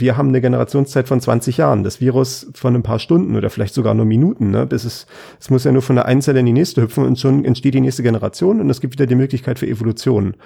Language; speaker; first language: German; native; German